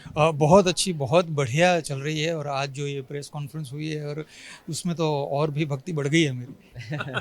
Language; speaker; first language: Hindi; non-native, local second language; Gujarati